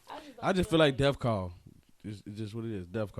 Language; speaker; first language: English; native; English